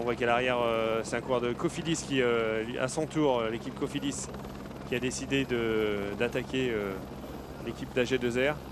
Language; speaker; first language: French; native; French